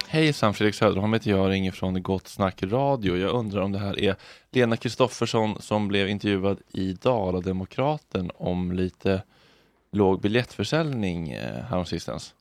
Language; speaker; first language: Swedish; native; Swedish